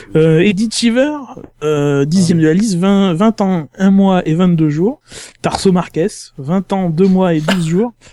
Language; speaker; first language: French; native; French